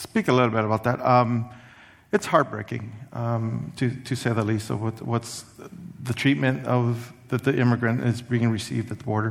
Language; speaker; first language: English; early bilingual, other home language; Spanish